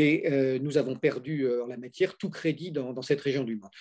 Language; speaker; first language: French; native; French